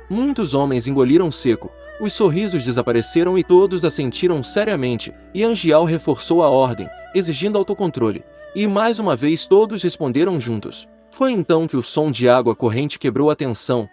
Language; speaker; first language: Portuguese; native; Portuguese